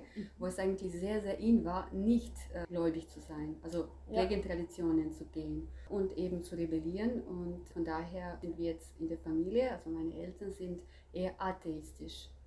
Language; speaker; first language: German; non-native, fluent; Croatian